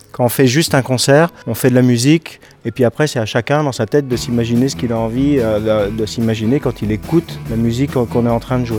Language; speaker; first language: French; native; French